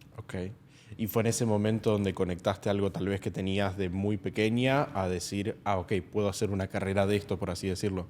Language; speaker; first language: Spanish; native; Spanish